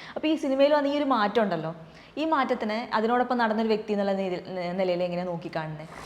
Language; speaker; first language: Malayalam; native; Malayalam